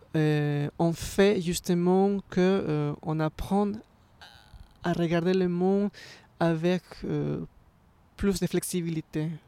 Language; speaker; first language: French; non-native, fluent; Spanish